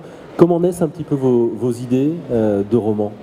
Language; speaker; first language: French; native; French